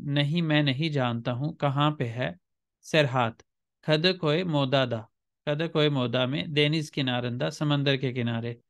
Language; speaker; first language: Urdu; native; Urdu